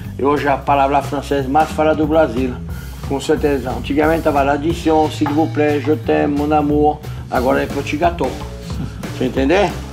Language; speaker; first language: Portuguese; non-native, fluent; French